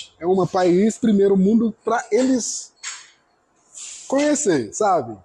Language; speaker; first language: Portuguese; non-native, fluent; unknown